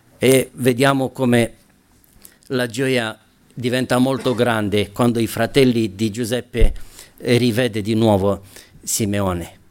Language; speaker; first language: Italian; non-native, fluent; Romanian